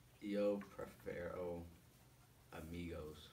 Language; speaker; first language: Spanish; non-native, learner; English